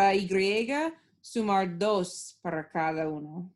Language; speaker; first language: Spanish; non-native, learner; English